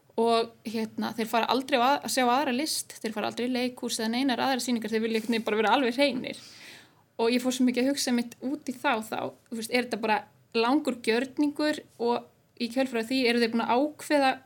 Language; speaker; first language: Icelandic; native; Icelandic